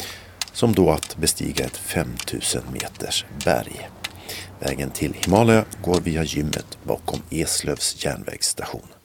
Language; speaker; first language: Swedish; native; Swedish